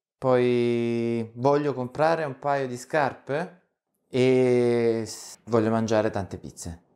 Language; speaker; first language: Italian; native; Italian